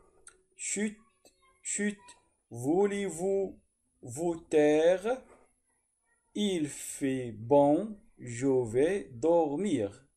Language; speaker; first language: French; non-native, fluent; Arabic